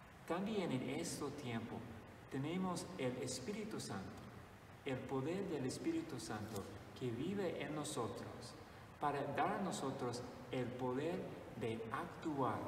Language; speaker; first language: Spanish; non-native, fluent; English